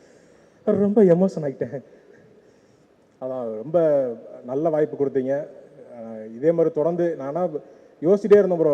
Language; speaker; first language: Tamil; native; Tamil